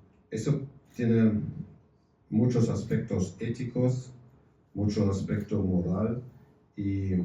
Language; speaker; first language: Spanish; non-native, fluent; German